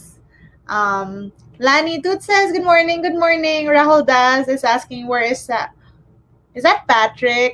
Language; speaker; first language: English; non-native, local second language; Filipino